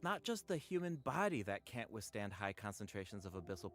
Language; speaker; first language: English; native; English